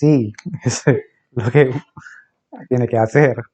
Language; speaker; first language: Spanish; non-native, fluent; Bangla